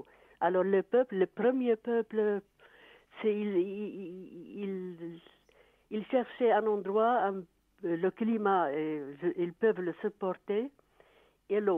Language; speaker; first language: French; non-native, fluent; Arabic